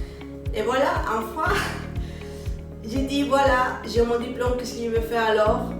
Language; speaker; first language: French; non-native, learner; Spanish